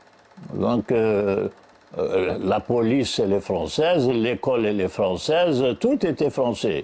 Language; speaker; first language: French; non-native, local second language; Arabic